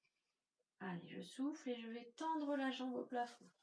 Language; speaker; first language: French; native; French